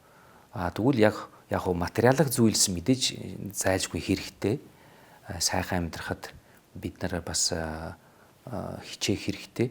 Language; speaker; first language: Mongolian; non-native, fluent; Italian